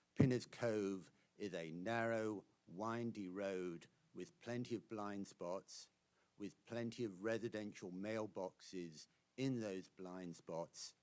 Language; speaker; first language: English; native; English